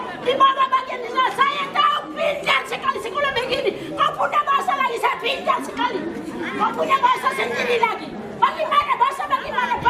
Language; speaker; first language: Indonesian; non-native, local second language; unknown